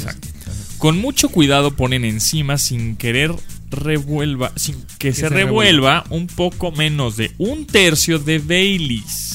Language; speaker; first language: Spanish; native; Spanish